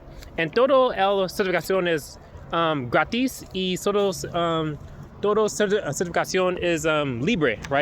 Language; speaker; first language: Spanish; non-native, learner; English